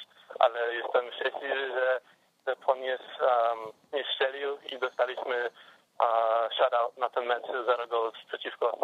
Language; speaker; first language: Polish; early bilingual, heritage; English